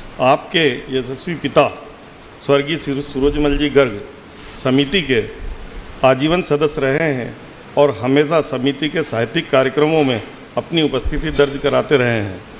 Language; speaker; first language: Hindi; native; Hindi